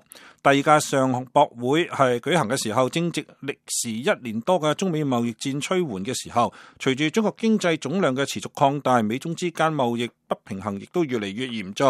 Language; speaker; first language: Chinese; non-native, local second language; Cantonese